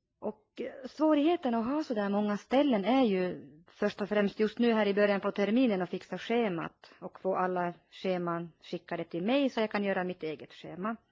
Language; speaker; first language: Swedish; non-native, local second language; Finnish